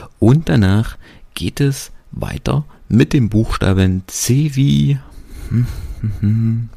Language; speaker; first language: German; native; German